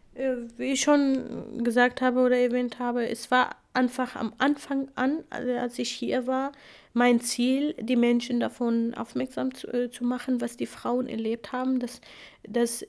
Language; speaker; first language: German; non-native, fluent; Kurdish